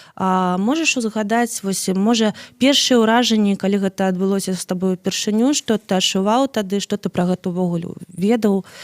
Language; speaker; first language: Belarusian; native; Belarusian